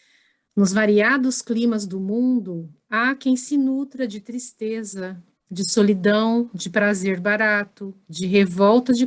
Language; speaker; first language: Portuguese; native; Portuguese